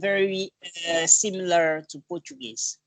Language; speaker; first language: English; non-native, learner; Portuguese